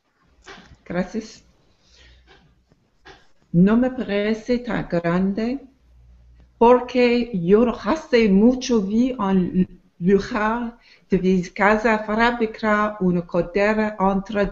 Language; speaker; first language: Spanish; non-native, learner; English